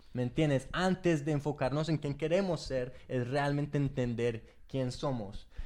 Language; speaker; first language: Spanish; early bilingual, heritage; Spanish